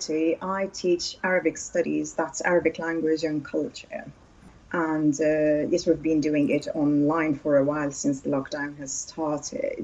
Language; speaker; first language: English; non-native, fluent; Arabic